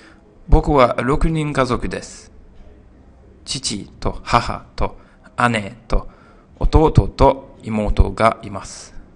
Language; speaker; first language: Japanese; non-native, fluent; English